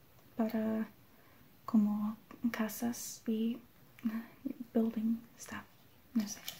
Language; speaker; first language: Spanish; non-native, learner; English